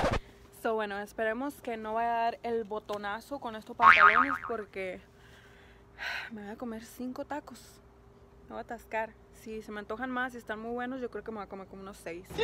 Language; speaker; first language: Spanish; early bilingual, heritage; Spanish